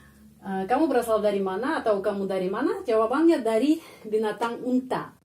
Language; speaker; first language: Indonesian; non-native, fluent; Russian